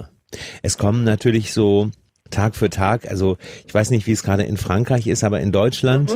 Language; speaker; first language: German; native; German